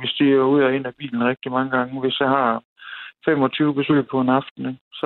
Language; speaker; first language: Danish; native; Danish